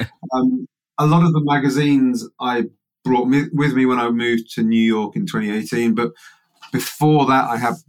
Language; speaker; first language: English; native; English